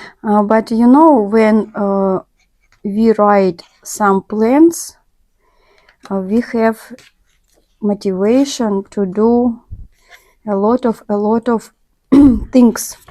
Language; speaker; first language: English; non-native, learner; Russian